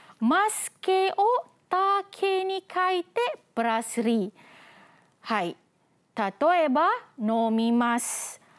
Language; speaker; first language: Japanese; non-native, fluent; Malay